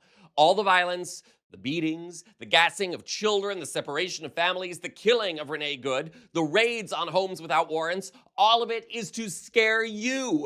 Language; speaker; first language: English; native; English